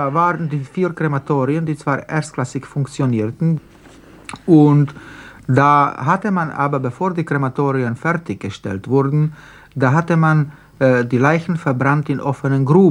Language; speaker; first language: German; non-native, fluent; Slovak